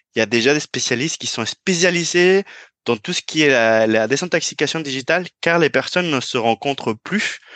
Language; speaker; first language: French; non-native, fluent; Spanish